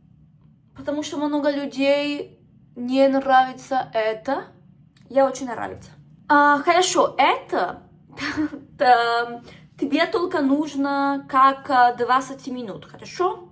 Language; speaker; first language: Russian; non-native, learner; Spanish